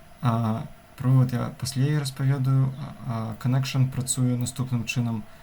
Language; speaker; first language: Belarusian; non-native, local second language; Russian